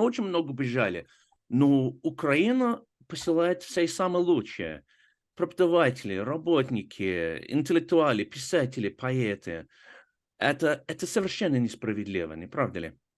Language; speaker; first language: Russian; non-native, fluent; English